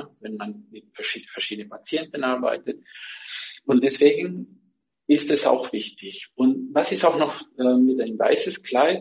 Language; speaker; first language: German; non-native, fluent; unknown